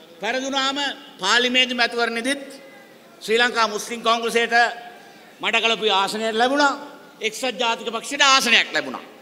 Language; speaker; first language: Sinhala; non-native, local second language; Tamil